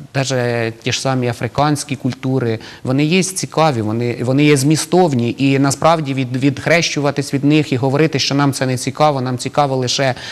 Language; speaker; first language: Ukrainian; native; Ukrainian